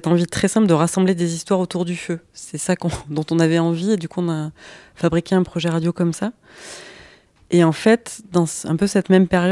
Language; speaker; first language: French; native; French